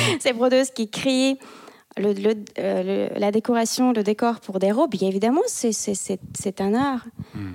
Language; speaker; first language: French; non-native, fluent; Russian